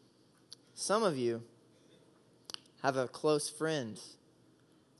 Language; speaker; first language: English; native; English